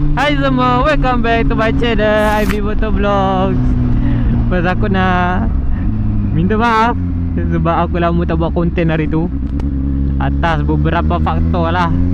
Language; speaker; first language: Malay; native; Malay